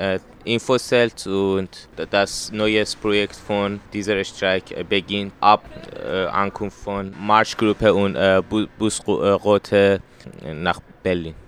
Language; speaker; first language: German; non-native, learner; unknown